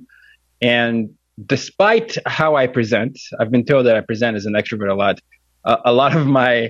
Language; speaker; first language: English; non-native, local second language; Yoruba